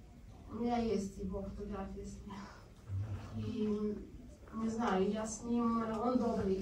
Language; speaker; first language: Russian; non-native, learner; Romanian